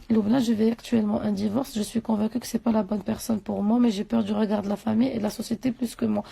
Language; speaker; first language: French; non-native, local second language; Arabic